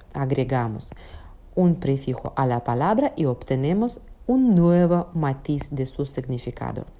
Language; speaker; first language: Spanish; non-native, fluent; Russian